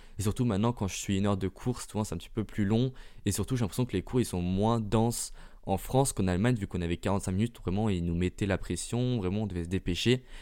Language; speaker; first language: French; early bilingual, heritage; French